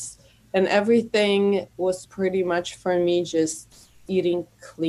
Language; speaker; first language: English; non-native, fluent; Polish